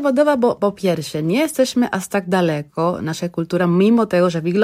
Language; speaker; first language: Polish; non-native, learner; Spanish